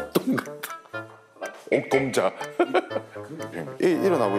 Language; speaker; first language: Korean; native; Korean